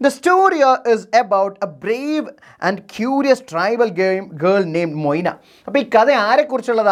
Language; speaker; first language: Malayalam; native; Malayalam